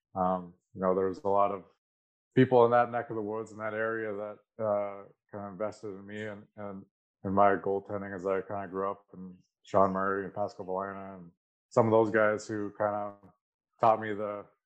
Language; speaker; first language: English; native; English